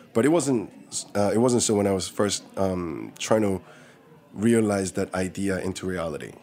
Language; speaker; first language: English; early bilingual, other home language; Korean